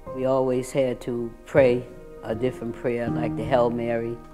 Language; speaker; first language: English; native; English